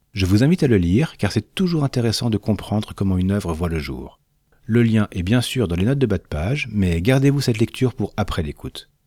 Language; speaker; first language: French; native; French